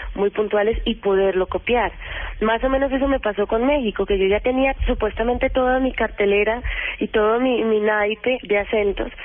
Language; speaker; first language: Spanish; native; Spanish